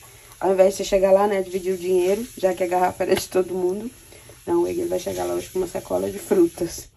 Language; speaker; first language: Portuguese; native; Portuguese